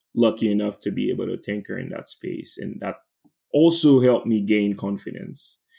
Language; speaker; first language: English; non-native, fluent; French